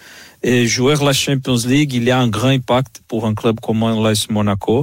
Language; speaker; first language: French; non-native, fluent; Portuguese